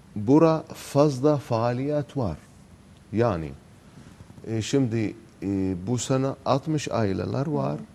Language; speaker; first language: Turkish; non-native, learner; Arabic